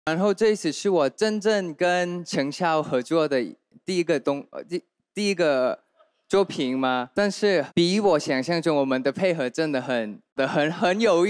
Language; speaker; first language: Chinese; non-native, fluent; Thai